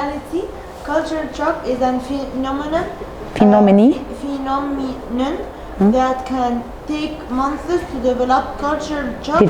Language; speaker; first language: English; non-native, learner; Arabic